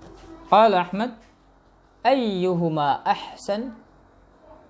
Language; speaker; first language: Arabic; non-native, fluent; Indonesian